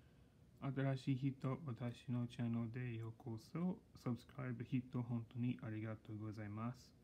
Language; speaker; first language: Japanese; non-native, learner; English